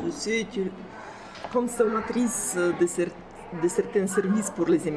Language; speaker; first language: French; non-native, fluent; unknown